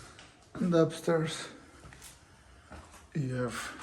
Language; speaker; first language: English; non-native, learner; Portuguese